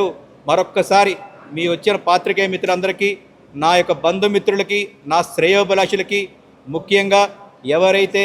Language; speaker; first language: Telugu; native; Telugu